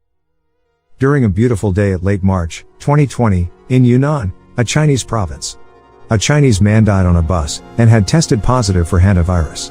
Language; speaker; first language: English; non-native, fluent; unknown